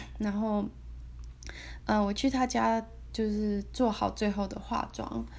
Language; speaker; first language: Chinese; native; Chinese